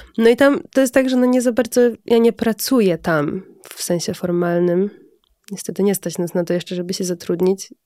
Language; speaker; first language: Polish; native; Polish